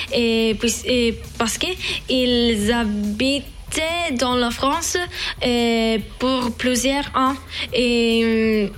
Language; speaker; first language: French; non-native, learner; Italian